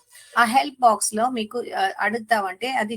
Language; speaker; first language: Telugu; non-native, learner; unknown